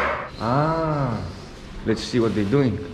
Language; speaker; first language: English; non-native, fluent; Greek